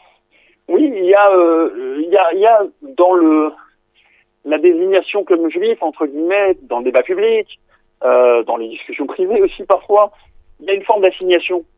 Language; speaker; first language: French; native; French